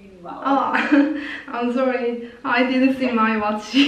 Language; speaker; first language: English; non-native, learner; Korean